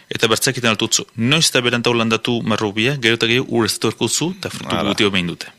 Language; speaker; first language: Basque; native; Basque